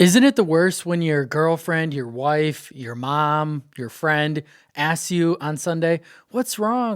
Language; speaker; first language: English; native; English